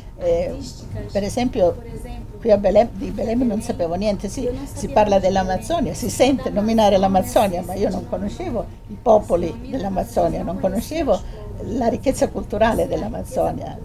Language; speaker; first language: Italian; native; Italian